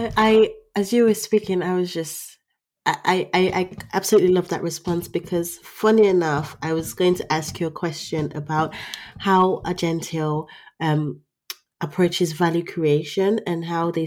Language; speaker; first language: English; non-native, local second language; Yoruba